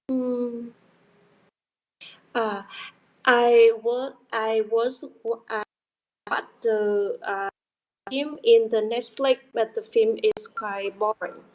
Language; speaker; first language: English; non-native, learner; Vietnamese